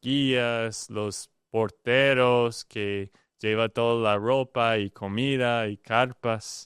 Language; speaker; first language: Spanish; non-native, learner; English